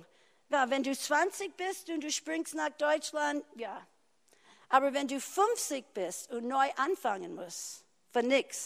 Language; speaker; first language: German; non-native, fluent; English